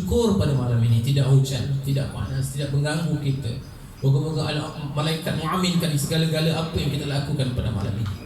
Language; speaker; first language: Malay; native; Malay